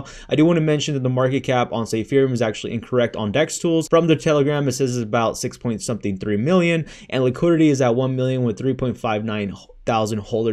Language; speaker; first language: English; native; English